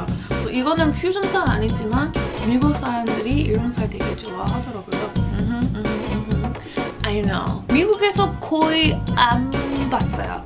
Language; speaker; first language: Korean; non-native, fluent; English